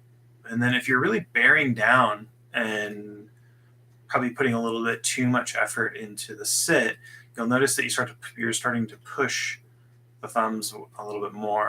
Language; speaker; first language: English; native; English